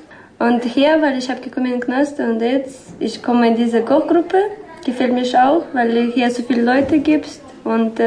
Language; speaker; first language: German; non-native, learner; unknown